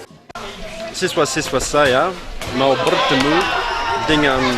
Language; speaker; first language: Indonesian; non-native, learner; English